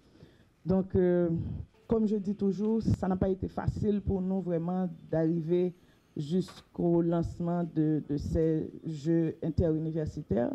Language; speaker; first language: French; non-native, local second language; Haitian Creole